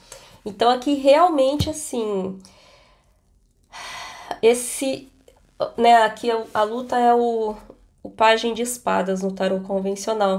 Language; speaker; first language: Portuguese; native; Portuguese